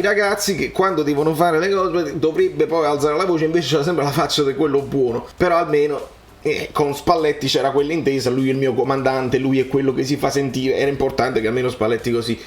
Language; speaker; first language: Italian; native; Italian